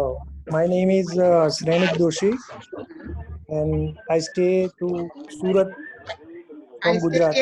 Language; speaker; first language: English; non-native, learner; Gujarati